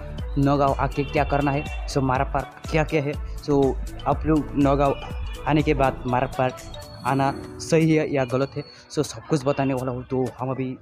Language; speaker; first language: Hindi; non-native, local second language; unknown